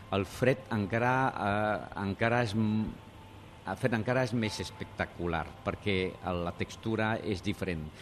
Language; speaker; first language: Catalan; non-native, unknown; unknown